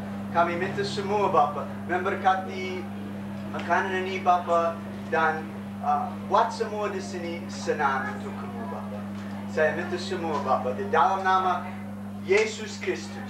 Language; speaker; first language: Indonesian; non-native, learner; English